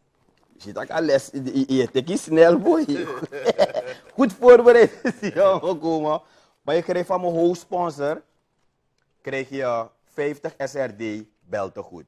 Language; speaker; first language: Dutch; native; Dutch